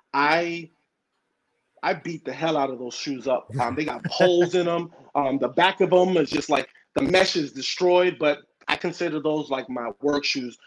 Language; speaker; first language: English; early bilingual, other home language; Spanish